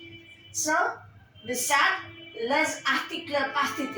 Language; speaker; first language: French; non-native, fluent; Bangla